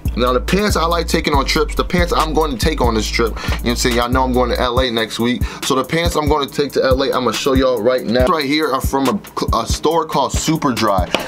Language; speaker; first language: English; native; English